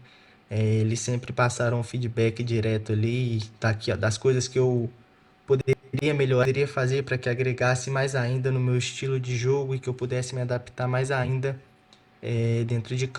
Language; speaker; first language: Portuguese; native; Portuguese